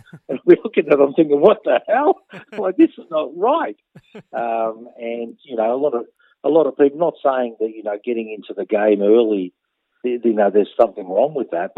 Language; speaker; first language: English; native; English